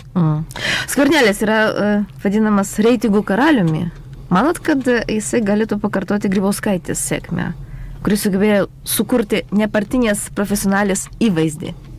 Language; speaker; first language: Lithuanian; non-native, local second language; Polish